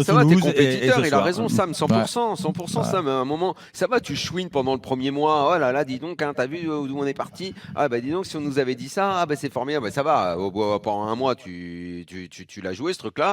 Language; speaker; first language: French; native; French